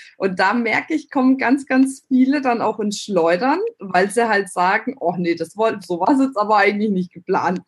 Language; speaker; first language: German; native; German